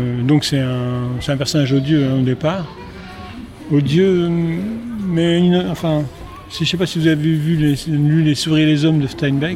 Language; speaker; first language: French; native; French